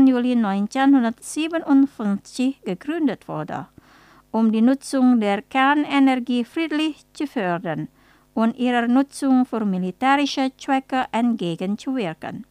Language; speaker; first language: German; non-native, fluent; Indonesian